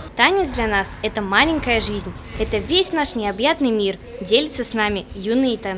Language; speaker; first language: Russian; native; Russian